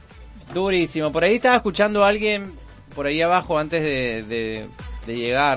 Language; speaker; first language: Spanish; native; Spanish